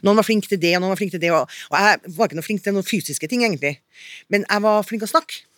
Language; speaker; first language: Norwegian; native; Norwegian